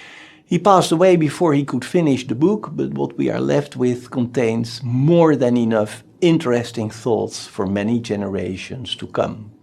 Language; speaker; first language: English; non-native, fluent; Dutch